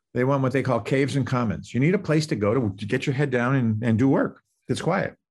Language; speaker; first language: English; native; English